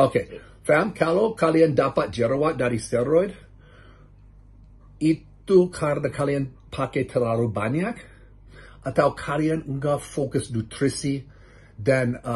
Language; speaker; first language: Indonesian; non-native, learner; English